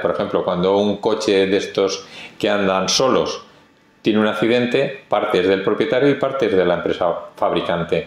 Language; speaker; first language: Spanish; native; Spanish